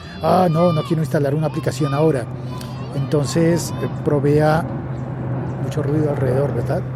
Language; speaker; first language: Spanish; native; Spanish